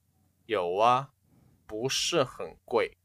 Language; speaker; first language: Chinese; non-native, learner; English